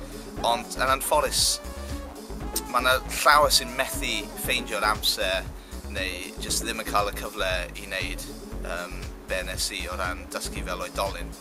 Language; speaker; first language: Welsh; non-native, local second language; English